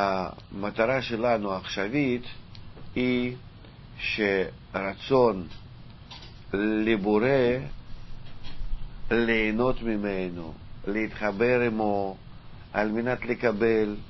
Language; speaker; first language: Hebrew; non-native, fluent; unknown